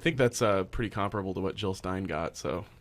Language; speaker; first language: English; native; English